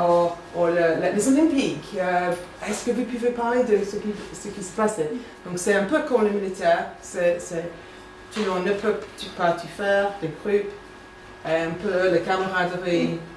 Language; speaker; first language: French; non-native, fluent; English